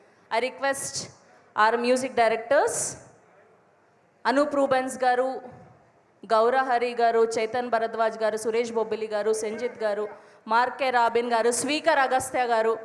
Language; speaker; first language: Telugu; native; Telugu